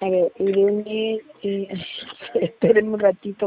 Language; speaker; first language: Spanish; native; Spanish